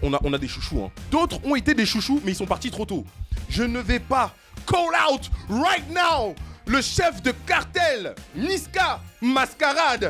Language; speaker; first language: French; native; French